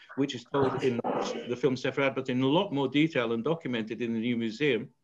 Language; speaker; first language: English; native; English